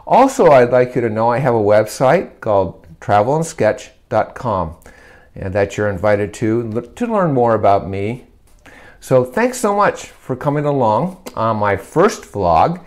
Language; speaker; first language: English; native; English